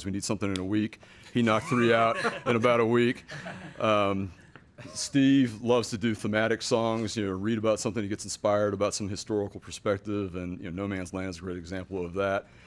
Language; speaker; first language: English; native; English